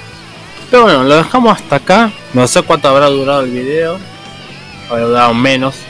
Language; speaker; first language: Spanish; native; Spanish